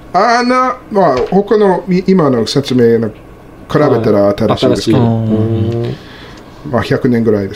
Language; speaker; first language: Japanese; non-native, learner; English